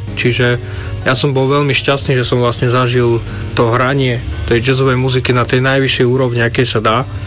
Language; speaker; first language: Slovak; native; Slovak